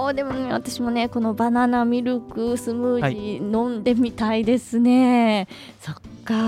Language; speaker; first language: Japanese; native; Japanese